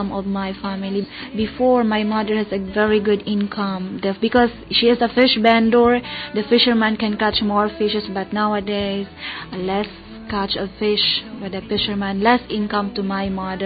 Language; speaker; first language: English; non-native, local second language; Bikol